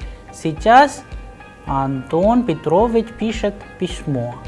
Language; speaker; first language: Russian; non-native, fluent; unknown